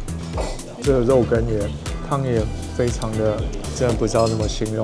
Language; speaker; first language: Chinese; native; Chinese